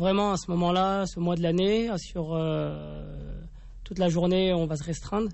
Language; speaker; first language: French; native; French